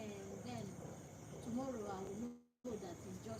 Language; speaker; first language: English; non-native, local second language; Igbo